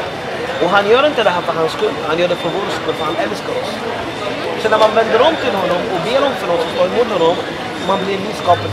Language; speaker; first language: Swedish; non-native, fluent; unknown